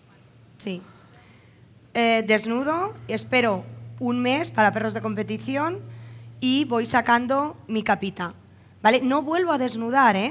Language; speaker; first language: Spanish; native; Spanish